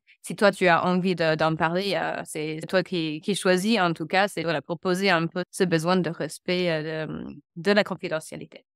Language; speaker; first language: French; non-native, fluent; English